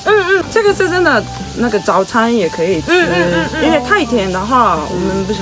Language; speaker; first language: Chinese; non-native, fluent; Japanese